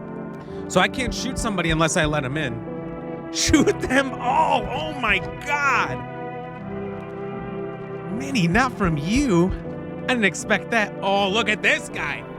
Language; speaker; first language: English; native; English